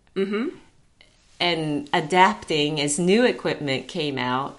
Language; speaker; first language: English; early bilingual, heritage; Chinese